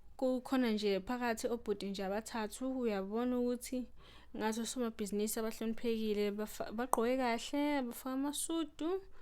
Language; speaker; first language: Zulu; native; Zulu